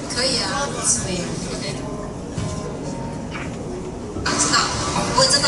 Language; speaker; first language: Chinese; non-native, learner; Indonesian